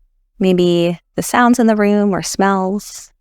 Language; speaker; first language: English; native; English